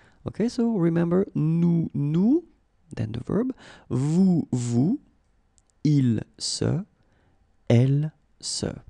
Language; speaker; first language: French; native; French